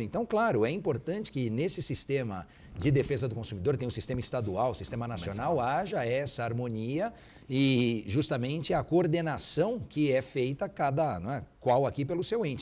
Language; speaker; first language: Portuguese; native; Portuguese